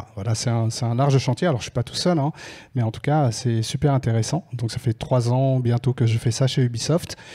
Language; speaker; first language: French; native; French